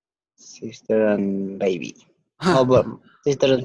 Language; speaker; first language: English; non-native, learner; Spanish